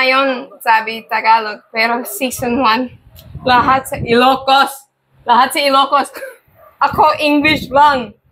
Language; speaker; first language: Filipino; non-native, learner; English